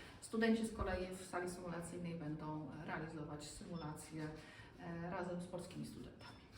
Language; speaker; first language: Polish; native; Polish